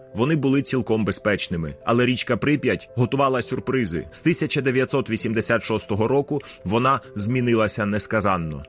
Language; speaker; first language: Ukrainian; native; Ukrainian